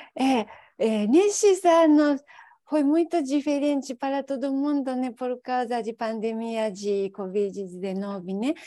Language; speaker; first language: Portuguese; non-native, learner; Japanese